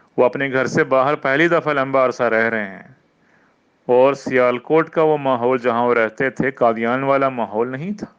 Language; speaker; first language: Urdu; non-native, fluent; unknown